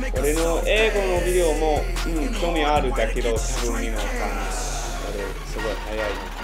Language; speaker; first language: Japanese; non-native, learner; English